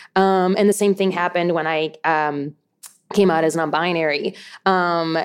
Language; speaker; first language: English; early bilingual, other home language; Spanish